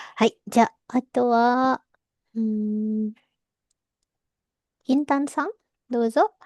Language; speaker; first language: Japanese; non-native, fluent; Indonesian